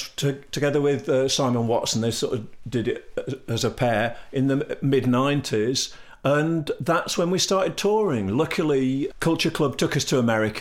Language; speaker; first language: English; native; English